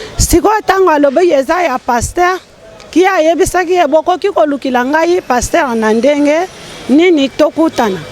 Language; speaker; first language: Lingala; non-native, local second language; Swahili